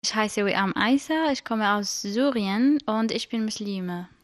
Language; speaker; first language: German; non-native, learner; Arabic